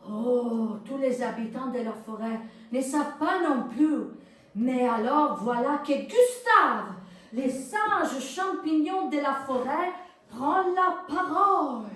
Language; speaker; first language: French; non-native, fluent; Italian